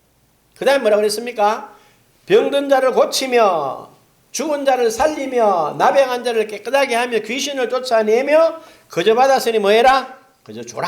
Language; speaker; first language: Korean; native; Korean